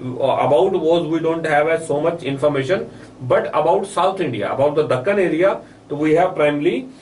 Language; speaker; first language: English; non-native, local second language; Hindi